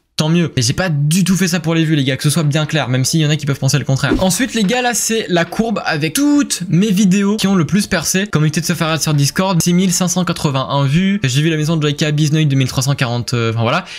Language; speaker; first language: French; native; French